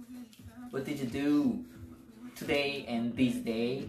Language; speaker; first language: English; non-native, learner; Korean